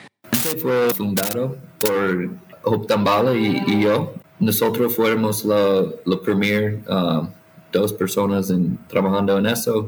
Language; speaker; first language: Spanish; non-native, fluent; English